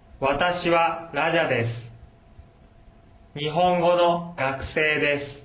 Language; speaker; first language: Japanese; non-native, learner; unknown